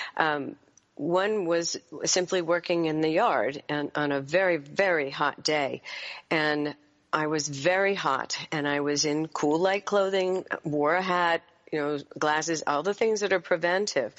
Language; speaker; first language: English; native; English